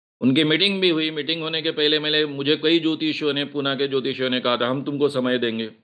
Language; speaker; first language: Hindi; non-native, local second language; Marathi